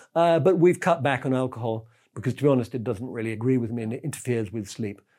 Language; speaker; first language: English; native; English